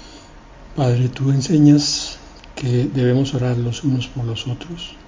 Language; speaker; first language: Spanish; native; Spanish